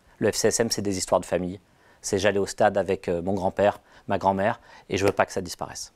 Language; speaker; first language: French; native; French